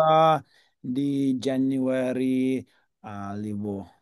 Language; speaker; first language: Indonesian; non-native, learner; English